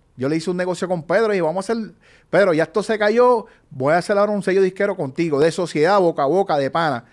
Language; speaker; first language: Spanish; native; Spanish